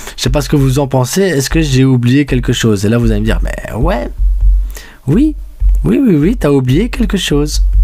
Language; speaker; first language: French; early bilingual, other home language; Spanish